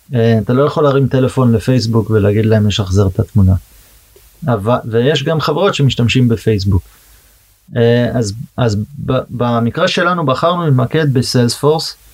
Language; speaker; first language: Hebrew; early bilingual, heritage; Hebrew